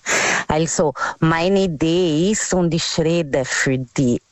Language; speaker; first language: German; non-native, learner; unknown